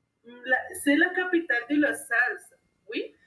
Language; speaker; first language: French; non-native, learner; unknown